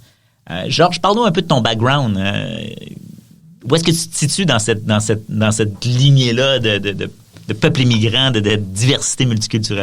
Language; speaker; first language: French; native; French